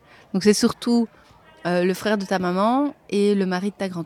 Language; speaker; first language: French; native; French